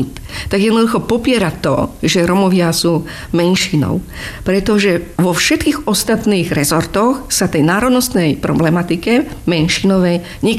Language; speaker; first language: Slovak; non-native, local second language; Romany